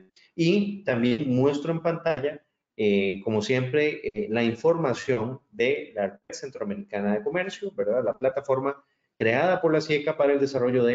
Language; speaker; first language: Spanish; native; Spanish